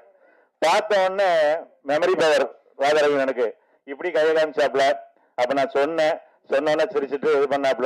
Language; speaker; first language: Tamil; native; Tamil